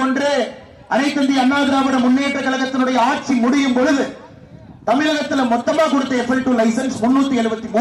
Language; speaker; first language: Tamil; native; Tamil